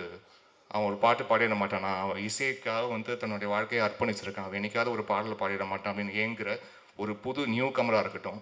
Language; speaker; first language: Tamil; native; Tamil